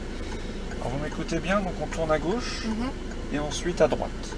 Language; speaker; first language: French; native; French